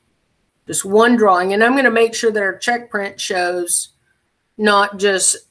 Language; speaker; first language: English; native; English